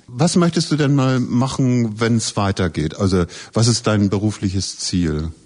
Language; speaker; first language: German; native; German